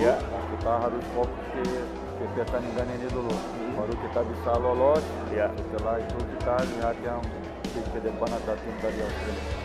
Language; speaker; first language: Indonesian; non-native, learner; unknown